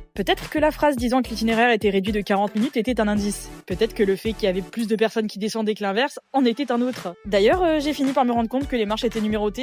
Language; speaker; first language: French; native; French